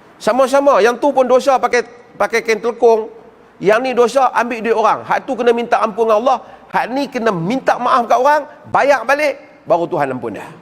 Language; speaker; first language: Malay; native; Malay